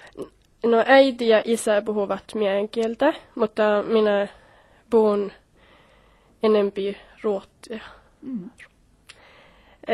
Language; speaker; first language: Finnish; non-native, learner; Swedish